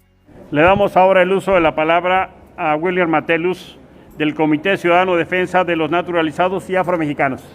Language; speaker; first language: Spanish; native; Spanish